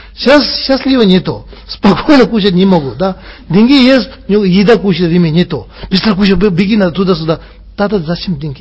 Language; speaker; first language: Russian; non-native, learner; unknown